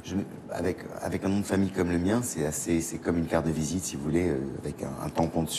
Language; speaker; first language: French; native; French